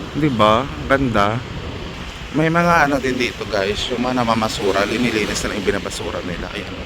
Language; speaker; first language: Filipino; native; Filipino